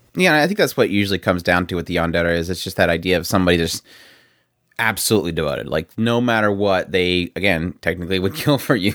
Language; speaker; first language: English; native; English